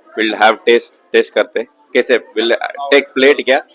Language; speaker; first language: Hindi; non-native, local second language; Kannada